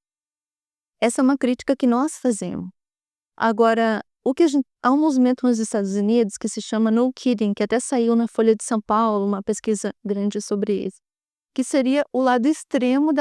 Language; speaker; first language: Portuguese; native; Portuguese